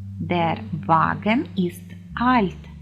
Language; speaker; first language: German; non-native, fluent; Ukrainian